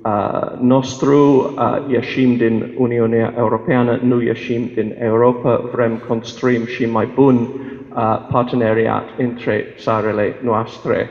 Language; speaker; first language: Romanian; non-native, fluent; English